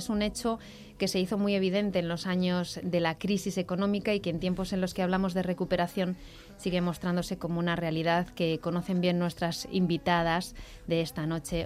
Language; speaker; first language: Spanish; native; Spanish